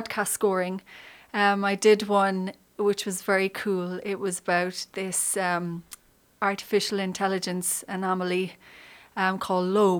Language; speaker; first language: English; native; English